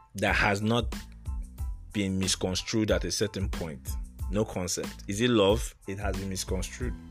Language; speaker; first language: English; non-native, local second language; Igbo